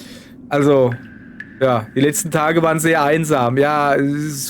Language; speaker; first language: German; native; German